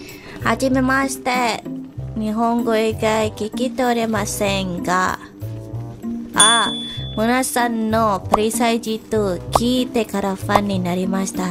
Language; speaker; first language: Japanese; non-native, learner; Indonesian